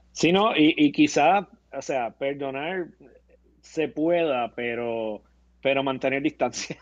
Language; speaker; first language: Spanish; native; Spanish